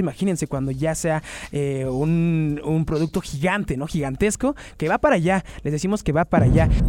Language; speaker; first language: Spanish; native; Spanish